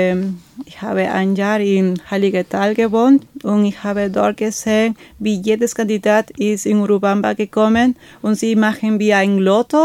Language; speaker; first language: German; non-native, fluent; Spanish